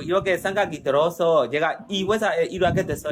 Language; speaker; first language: Korean; non-native, learner; Burmese